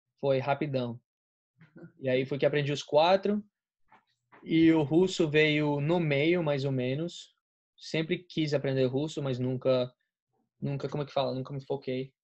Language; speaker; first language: Portuguese; non-native, fluent; Spanish